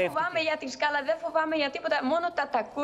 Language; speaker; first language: Greek; early bilingual, heritage; Greek